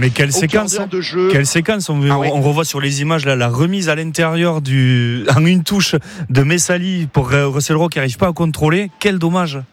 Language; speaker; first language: French; native; French